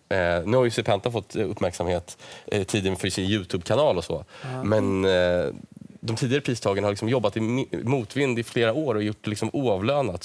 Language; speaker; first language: Swedish; native; Swedish